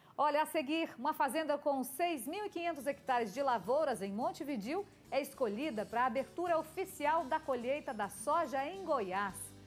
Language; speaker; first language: Portuguese; native; Portuguese